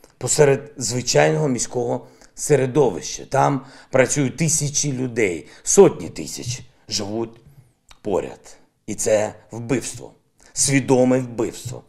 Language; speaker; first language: Ukrainian; non-native, local second language; Russian